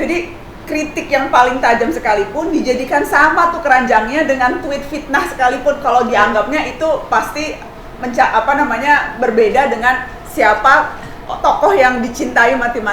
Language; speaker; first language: Indonesian; native; Indonesian